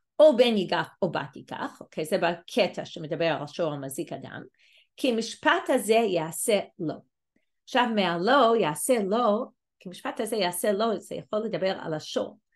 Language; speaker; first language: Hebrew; non-native, fluent; English